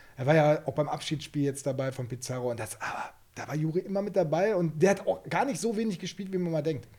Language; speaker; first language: German; native; German